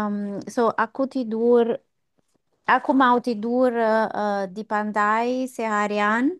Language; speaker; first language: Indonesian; non-native, learner; English